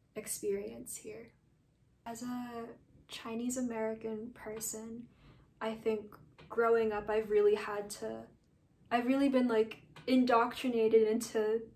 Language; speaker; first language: English; native; English